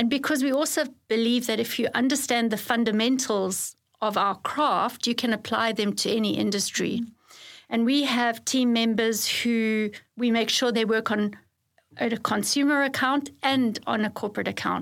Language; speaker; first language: English; native; English